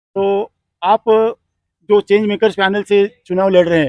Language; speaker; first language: Hindi; non-native, local second language; Marathi